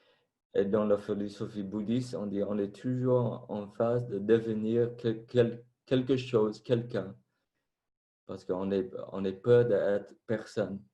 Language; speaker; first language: French; non-native, fluent; Vietnamese